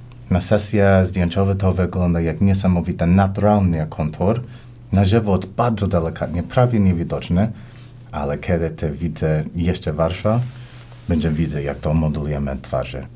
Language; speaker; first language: Polish; non-native, learner; English